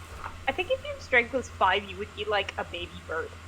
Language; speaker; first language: English; native; English